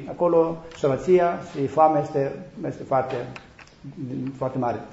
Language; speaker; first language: Romanian; non-native, learner; Greek